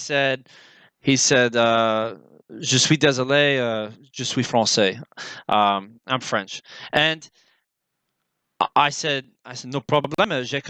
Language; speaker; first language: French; non-native, learner; English